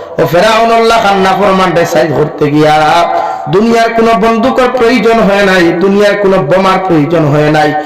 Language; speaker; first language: Bangla; native; Bangla